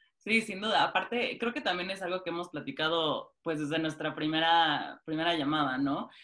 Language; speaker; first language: Spanish; native; Spanish